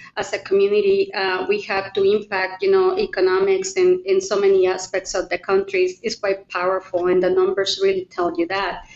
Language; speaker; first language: English; non-native, fluent; Spanish